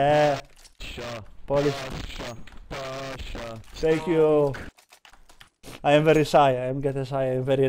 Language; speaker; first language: English; non-native, learner; Polish